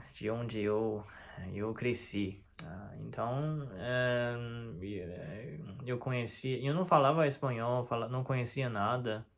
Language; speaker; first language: Portuguese; non-native, fluent; Chinese